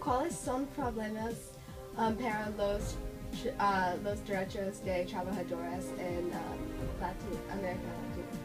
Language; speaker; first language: Spanish; non-native, learner; English